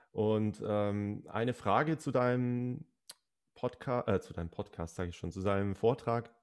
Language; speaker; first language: German; native; German